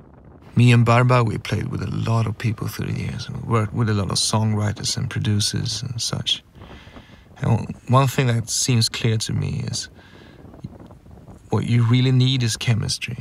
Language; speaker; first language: English; non-native, fluent; Swedish